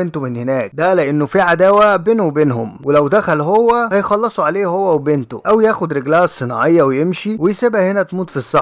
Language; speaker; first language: Arabic; native; Arabic